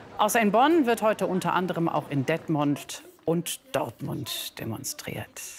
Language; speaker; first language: German; native; German